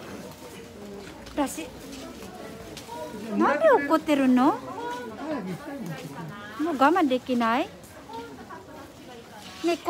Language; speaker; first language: Japanese; non-native, fluent; Filipino